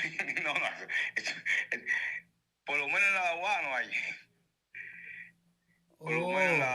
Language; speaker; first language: Spanish; native; Spanish